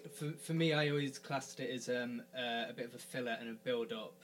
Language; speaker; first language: English; native; English